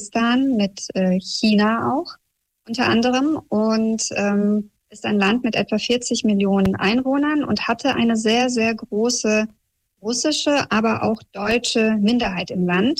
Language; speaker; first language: German; early bilingual, other home language; Russian